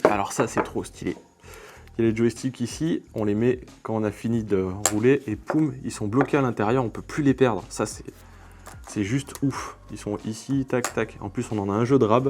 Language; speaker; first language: French; native; French